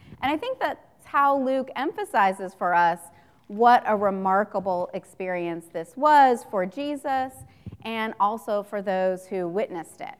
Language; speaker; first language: English; native; English